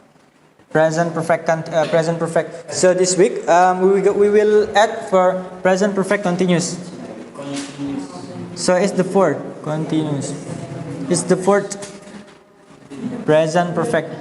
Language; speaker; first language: English; non-native, learner; Indonesian